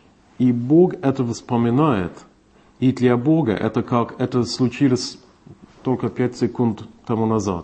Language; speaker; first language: Russian; non-native, fluent; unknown